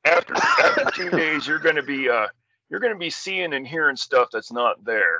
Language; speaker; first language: English; native; English